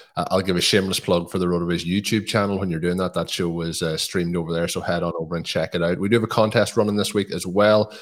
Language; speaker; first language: English; native; English